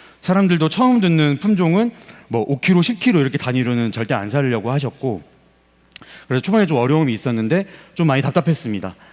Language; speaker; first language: Korean; native; Korean